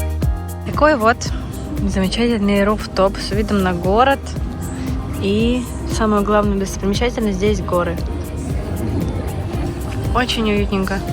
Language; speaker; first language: Russian; native; Russian